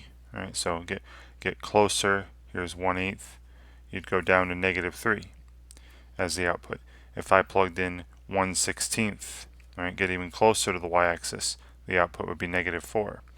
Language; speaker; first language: English; native; English